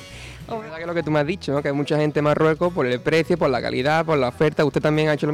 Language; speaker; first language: Spanish; native; Spanish